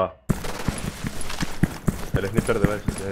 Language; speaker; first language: Spanish; native; Spanish